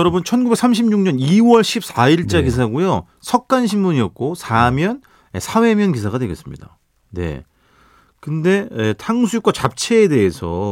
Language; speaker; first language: Korean; native; Korean